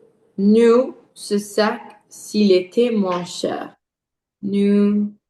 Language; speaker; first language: French; non-native, learner; English